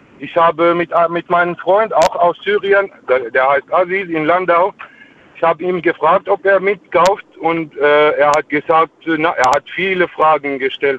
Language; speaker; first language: German; non-native, fluent; Arabic